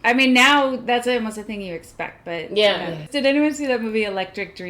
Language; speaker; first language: English; native; English